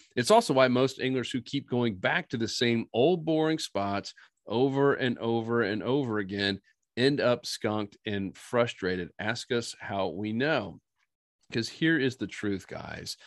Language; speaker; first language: English; native; English